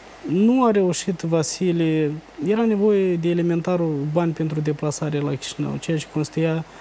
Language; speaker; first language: Romanian; native; Romanian